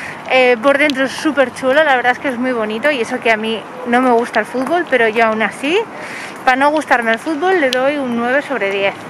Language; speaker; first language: Spanish; native; Spanish